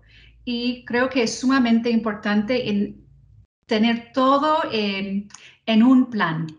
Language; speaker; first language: Spanish; non-native, fluent; English